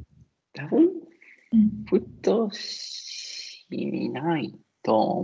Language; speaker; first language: Japanese; non-native, learner; Italian